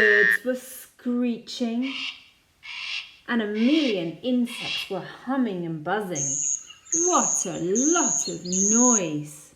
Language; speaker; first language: English; non-native, fluent; Spanish